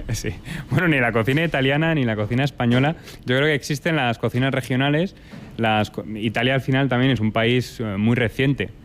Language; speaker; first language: Spanish; native; Spanish